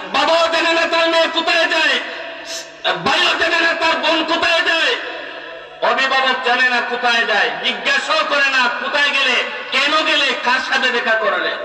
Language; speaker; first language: Bangla; non-native, local second language; Sylheti